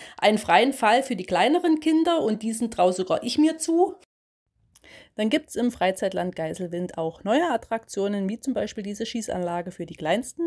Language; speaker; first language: German; native; German